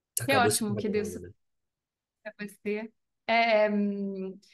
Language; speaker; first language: Portuguese; non-native, fluent; French